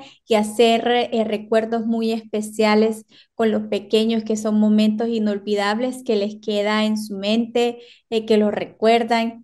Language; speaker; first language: Spanish; native; Spanish